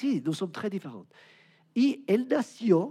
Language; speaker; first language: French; non-native, learner; Spanish